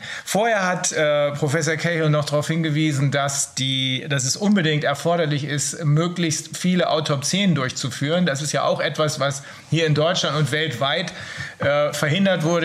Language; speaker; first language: German; native; German